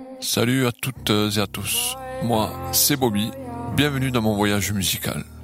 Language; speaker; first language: French; native; French